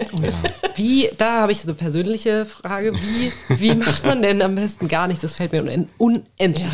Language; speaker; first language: German; native; German